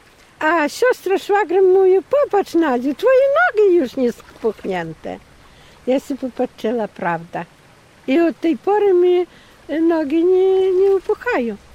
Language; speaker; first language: Polish; non-native, local second language; Ukrainian